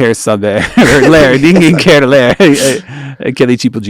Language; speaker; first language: Portuguese; non-native, fluent; English